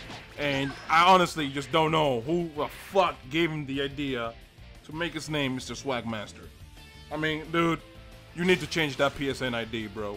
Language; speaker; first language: English; native; English